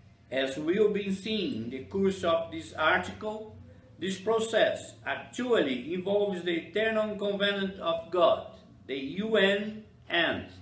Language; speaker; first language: English; non-native, fluent; Portuguese